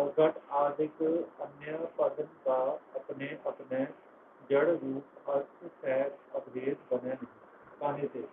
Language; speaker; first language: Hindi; non-native, local second language; Punjabi